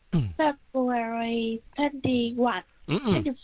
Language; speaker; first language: English; non-native, learner; Vietnamese